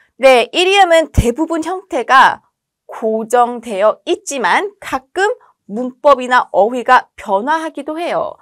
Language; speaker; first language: Korean; native; Korean